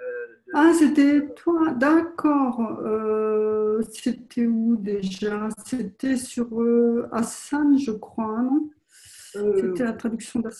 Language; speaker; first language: French; native; French